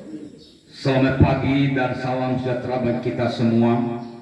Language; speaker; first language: Indonesian; native; Indonesian